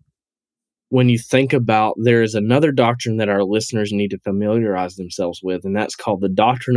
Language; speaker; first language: English; native; English